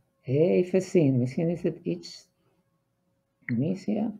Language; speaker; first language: Dutch; non-native, fluent; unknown